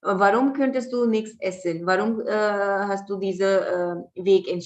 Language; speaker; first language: German; non-native, fluent; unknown